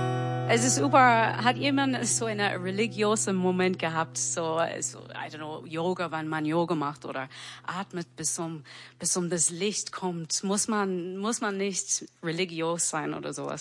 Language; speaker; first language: German; non-native, learner; English